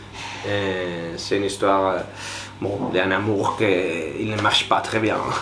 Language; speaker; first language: French; non-native, fluent; Spanish